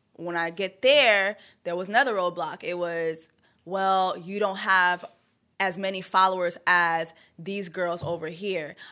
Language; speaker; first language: English; early bilingual, other home language; French